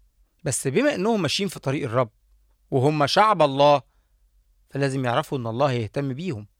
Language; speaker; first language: Arabic; native; Arabic